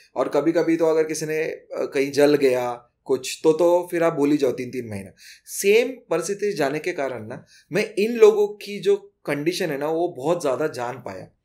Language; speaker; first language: Hindi; non-native, local second language; Marathi